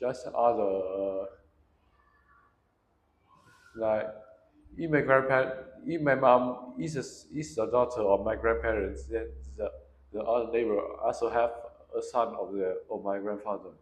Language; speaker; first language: English; non-native, learner; Vietnamese